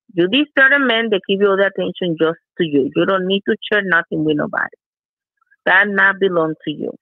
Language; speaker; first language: English; non-native, fluent; Spanish